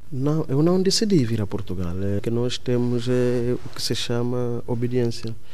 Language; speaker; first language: Portuguese; non-native, local second language; Kongo